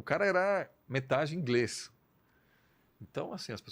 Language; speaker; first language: Portuguese; non-native, fluent; German